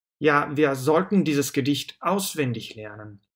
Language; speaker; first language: German; non-native, fluent; Russian